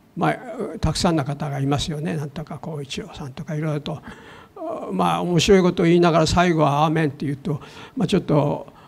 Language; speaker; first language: Japanese; native; Japanese